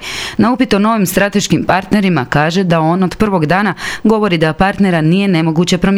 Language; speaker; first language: Croatian; native; Croatian